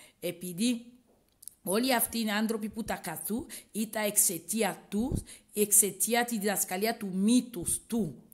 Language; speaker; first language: Greek; non-native, learner; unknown